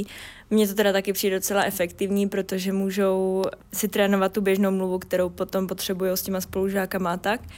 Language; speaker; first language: Czech; native; Czech